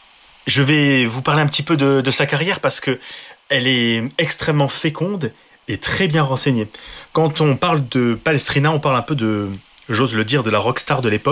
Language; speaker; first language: French; native; French